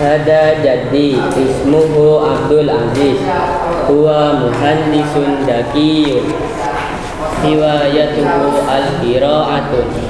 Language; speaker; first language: Arabic; non-native, learner; Indonesian